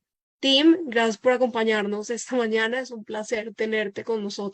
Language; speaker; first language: Spanish; native; Spanish